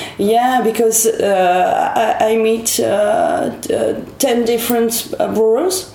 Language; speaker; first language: English; non-native, learner; French